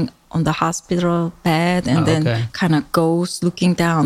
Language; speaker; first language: English; non-native, fluent; Korean